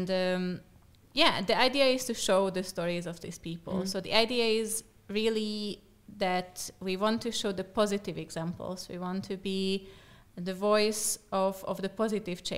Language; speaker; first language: English; non-native, fluent; Slovak